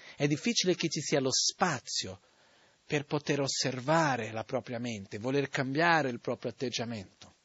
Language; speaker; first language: Italian; non-native, fluent; Portuguese